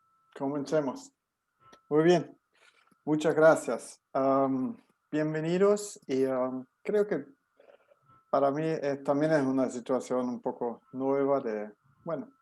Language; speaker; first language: Spanish; non-native, fluent; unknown